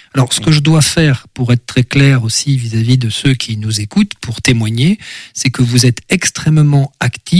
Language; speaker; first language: French; native; French